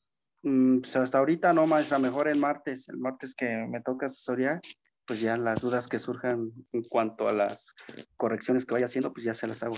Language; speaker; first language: Spanish; native; Spanish